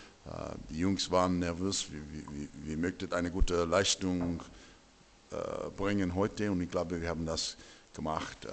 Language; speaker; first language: German; non-native, learner; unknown